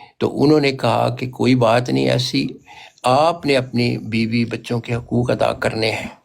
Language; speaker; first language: Urdu; non-native, local second language; Punjabi